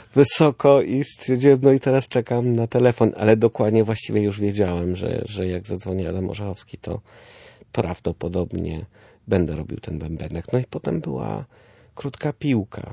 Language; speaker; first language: Polish; early bilingual, other home language; German